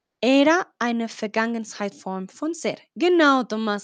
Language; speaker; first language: German; non-native, fluent; Spanish